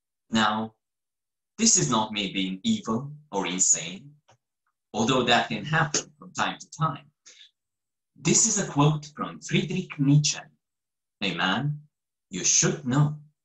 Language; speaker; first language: English; non-native, fluent; Romanian